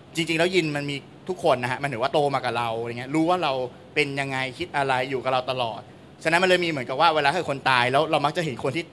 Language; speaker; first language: Thai; native; Thai